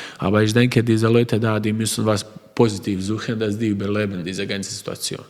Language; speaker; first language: German; non-native, learner; Croatian